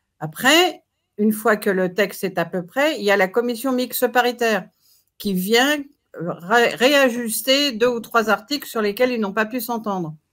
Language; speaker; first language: French; native; French